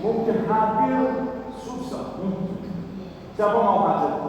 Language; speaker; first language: Indonesian; non-native, learner; Arabic